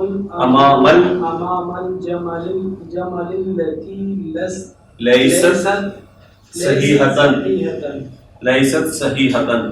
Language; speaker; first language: Arabic; non-native, learner; Urdu